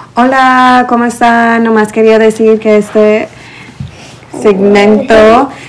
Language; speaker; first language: Spanish; early bilingual, heritage; Spanish